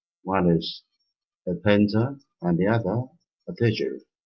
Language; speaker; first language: English; non-native, fluent; Chinese